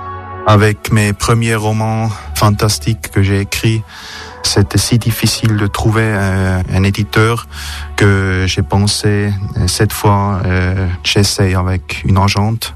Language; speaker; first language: French; non-native, local second language; German